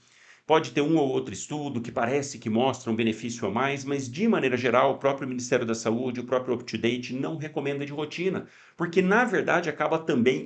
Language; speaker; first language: Portuguese; native; Portuguese